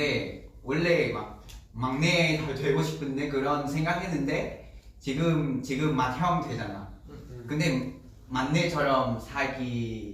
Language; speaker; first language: Korean; non-native, fluent; Vietnamese